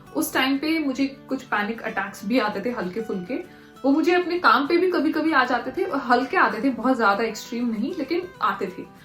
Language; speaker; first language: Hindi; native; Hindi